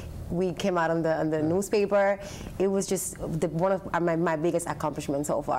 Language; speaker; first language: English; early bilingual, other home language; Spanish